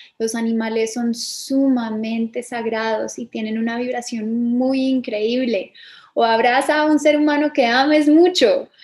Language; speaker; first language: Spanish; early bilingual, other home language; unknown